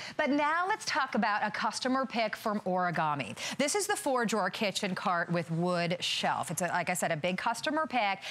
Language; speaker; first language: English; native; English